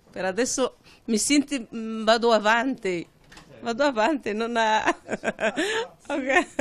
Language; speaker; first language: Italian; non-native, learner; Arabic